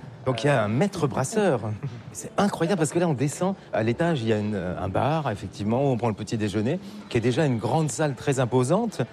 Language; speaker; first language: French; native; French